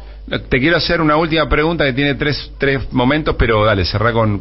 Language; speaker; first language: Spanish; native; Spanish